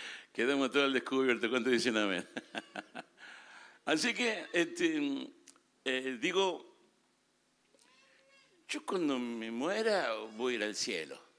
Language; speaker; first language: Spanish; native; Spanish